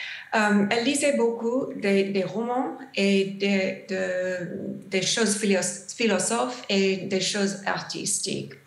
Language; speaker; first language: French; non-native, learner; English